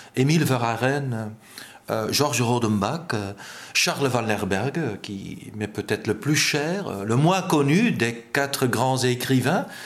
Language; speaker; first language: French; non-native, fluent; Dutch